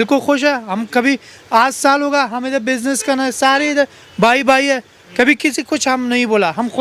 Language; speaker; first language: Hindi; non-native, learner; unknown